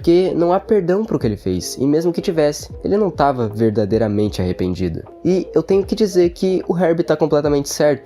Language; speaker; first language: Portuguese; native; Portuguese